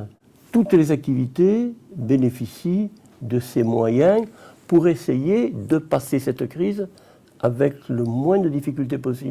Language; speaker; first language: French; native; French